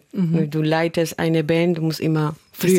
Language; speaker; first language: German; non-native, fluent; Spanish